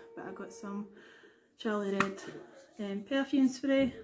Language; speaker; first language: English; native; English